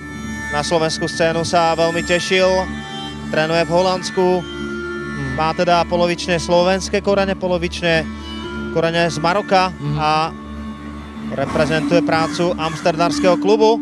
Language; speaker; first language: Slovak; native; Slovak